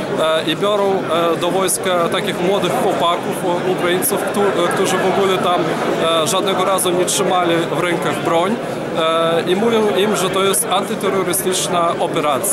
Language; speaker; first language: Polish; non-native, fluent; Ukrainian